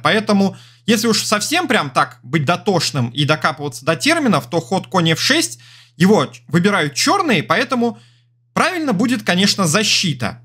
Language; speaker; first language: Russian; native; Russian